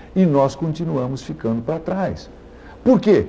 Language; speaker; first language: Portuguese; native; Portuguese